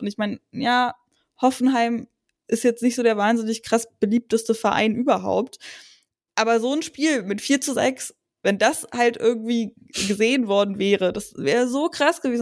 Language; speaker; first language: German; native; German